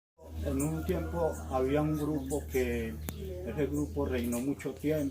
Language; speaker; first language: Spanish; native; Spanish